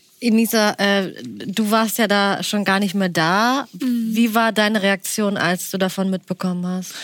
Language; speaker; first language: German; native; German